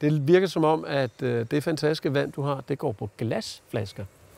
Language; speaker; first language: Danish; native; Danish